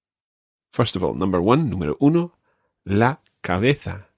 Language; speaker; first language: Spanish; non-native, fluent; English